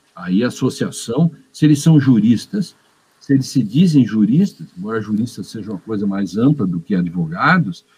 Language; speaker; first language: Portuguese; native; Portuguese